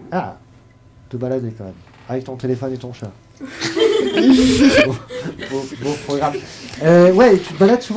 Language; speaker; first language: French; native; French